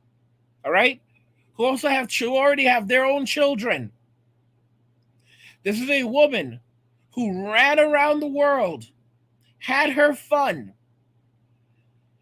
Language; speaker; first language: English; native; English